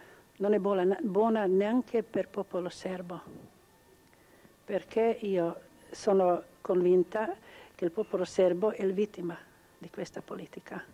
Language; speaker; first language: Italian; non-native, local second language; Croatian